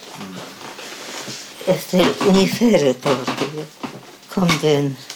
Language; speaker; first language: Swedish; non-native, fluent; Polish